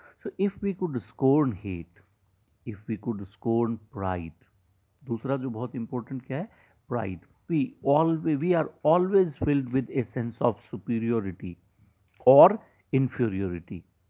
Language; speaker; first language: English; non-native, local second language; Hindi